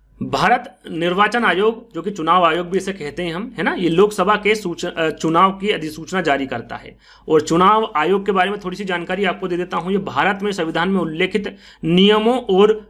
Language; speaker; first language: Hindi; native; Hindi